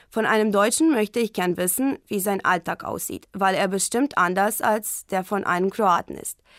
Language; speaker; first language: German; non-native, fluent; Croatian